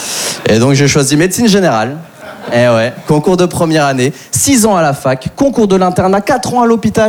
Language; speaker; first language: French; native; French